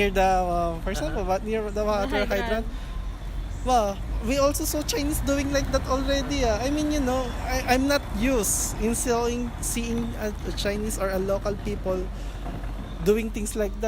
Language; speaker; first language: English; non-native, learner; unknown